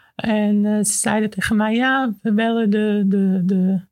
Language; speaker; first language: Dutch; non-native, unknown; Arabic